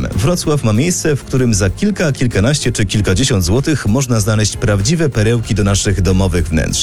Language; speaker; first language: Polish; native; Polish